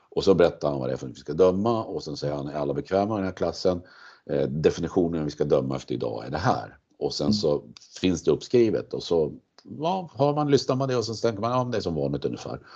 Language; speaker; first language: Swedish; native; Swedish